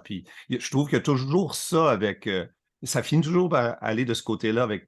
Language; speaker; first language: French; native; French